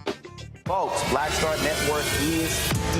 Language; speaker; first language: English; native; English